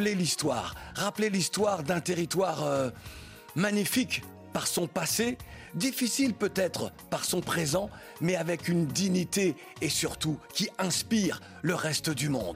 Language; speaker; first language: French; native; French